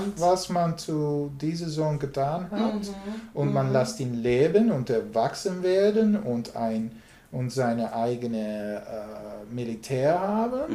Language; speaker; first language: German; non-native, learner; English